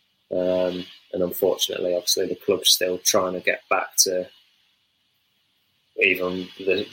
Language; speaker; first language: English; native; English